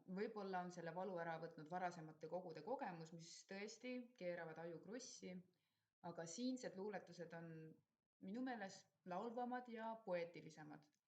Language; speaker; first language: Estonian; native; Estonian